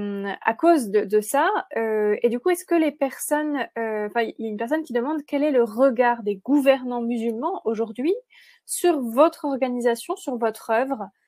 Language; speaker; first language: French; native; French